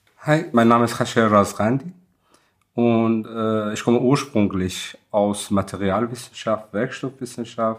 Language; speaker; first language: German; non-native, fluent; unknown